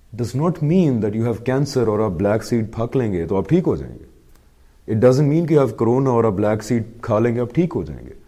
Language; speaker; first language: English; non-native, local second language; Urdu